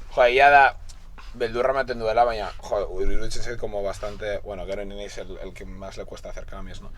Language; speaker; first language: Spanish; native; Spanish